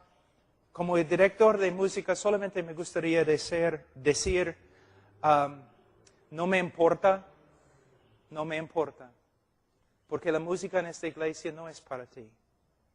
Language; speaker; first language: Spanish; non-native, fluent; English